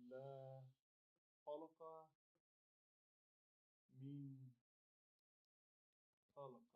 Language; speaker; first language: Arabic; non-native, learner; English